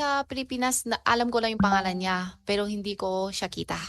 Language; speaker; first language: Filipino; non-native, learner; Chinese